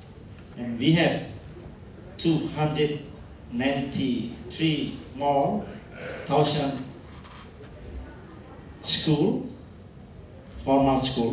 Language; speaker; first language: English; non-native, learner; Indonesian